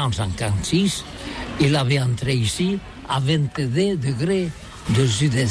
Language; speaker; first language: French; non-native, learner; Catalan